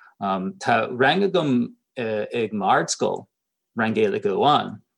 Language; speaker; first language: Irish; native; Irish